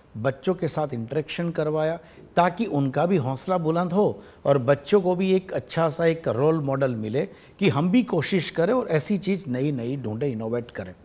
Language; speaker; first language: Hindi; non-native, local second language; Gujarati